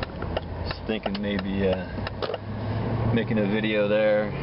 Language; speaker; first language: English; native; English